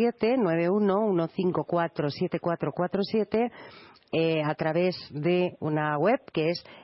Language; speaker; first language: Spanish; native; Spanish